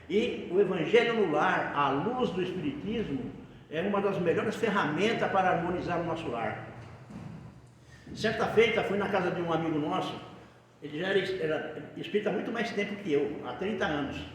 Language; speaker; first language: Portuguese; native; Portuguese